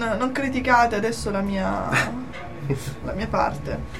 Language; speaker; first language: Italian; native; Italian